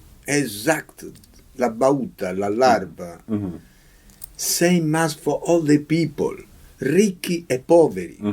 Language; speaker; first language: English; non-native, learner; Italian